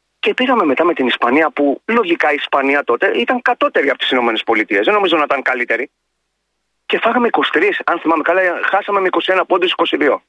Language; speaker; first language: Greek; native; Greek